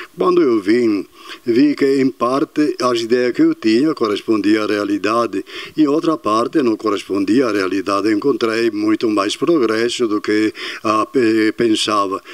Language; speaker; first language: Portuguese; non-native, fluent; Italian